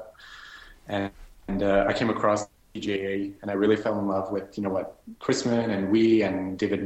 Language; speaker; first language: English; native; English